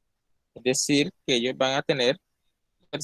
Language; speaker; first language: Spanish; native; Spanish